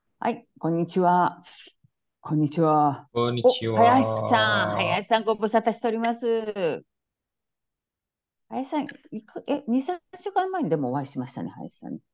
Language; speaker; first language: Japanese; native; Japanese